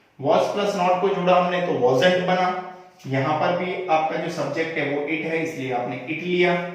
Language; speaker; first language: Hindi; native; Hindi